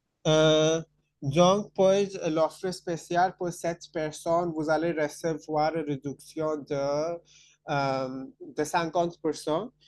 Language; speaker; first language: French; non-native, fluent; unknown